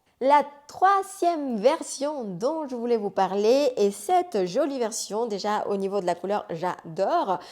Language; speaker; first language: French; non-native, fluent; Spanish